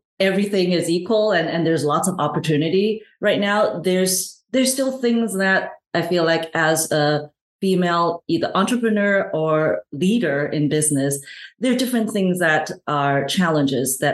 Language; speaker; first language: English; non-native, local second language; Cantonese